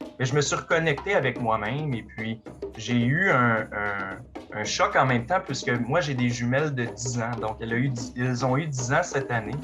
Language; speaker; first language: French; native; French